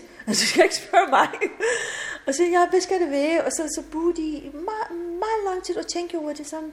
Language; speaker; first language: Danish; non-native, fluent; Persian